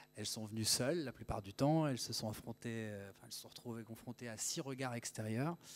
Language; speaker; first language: French; native; French